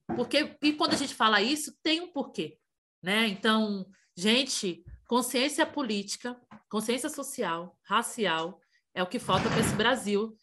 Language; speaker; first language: Portuguese; native; Portuguese